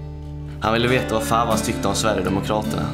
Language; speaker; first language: Swedish; native; Swedish